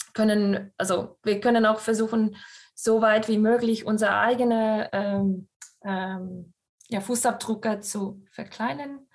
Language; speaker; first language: German; non-native, fluent; English